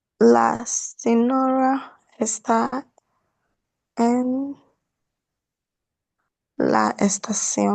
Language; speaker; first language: Spanish; non-native, learner; English